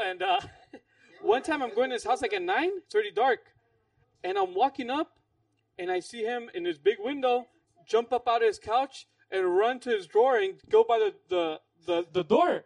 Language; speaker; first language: English; early bilingual, other home language; Spanish